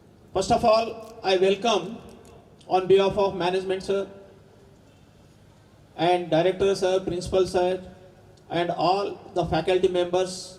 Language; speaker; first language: English; non-native, local second language; Telugu